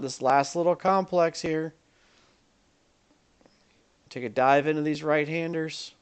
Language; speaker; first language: English; native; English